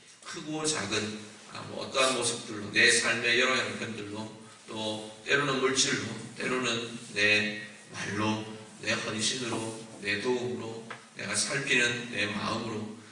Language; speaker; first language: Korean; native; Korean